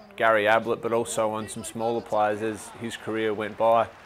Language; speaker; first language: English; native; English